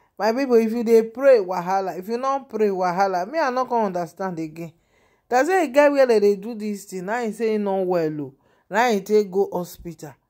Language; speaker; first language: Nigerian Pidgin; non-native, local second language; Yoruba